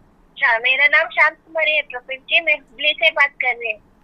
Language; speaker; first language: Hindi; non-native, local second language; Kannada